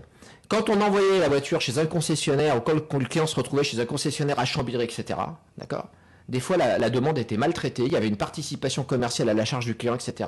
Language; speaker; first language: French; native; French